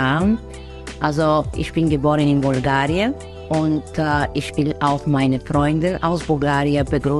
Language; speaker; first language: German; non-native, learner; Bulgarian